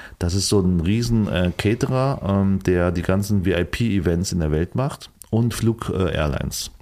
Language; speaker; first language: German; early bilingual, other home language; Vietnamese